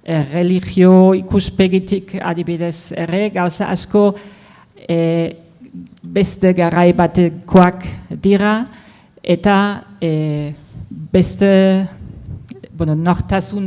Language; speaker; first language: Basque; non-native, fluent; German